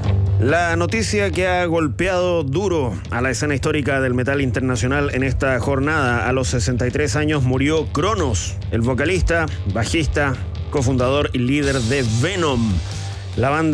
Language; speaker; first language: Spanish; native; Spanish